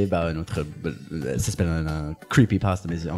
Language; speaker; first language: French; non-native, fluent; English